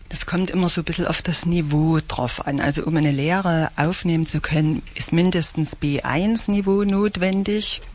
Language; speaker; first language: German; native; German